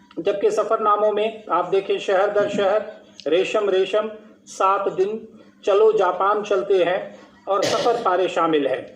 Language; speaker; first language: Urdu; non-native, local second language; Sindhi